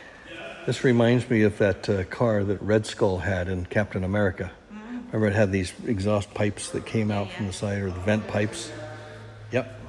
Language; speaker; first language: English; native; English